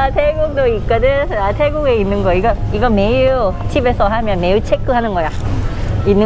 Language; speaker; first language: Korean; non-native, learner; Thai